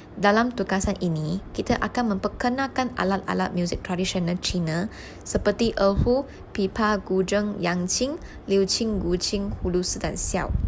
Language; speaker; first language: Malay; non-native, local second language; Chinese